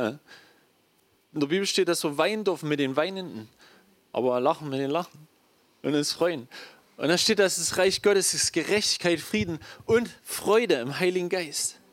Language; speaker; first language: German; native; German